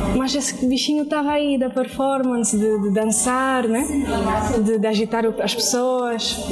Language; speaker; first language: Portuguese; early bilingual, other home language; Spanish